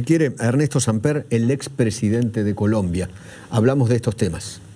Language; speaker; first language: Spanish; native; Spanish